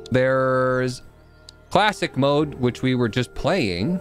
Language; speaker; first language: English; native; English